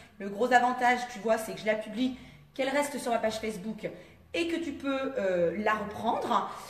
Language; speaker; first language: French; native; French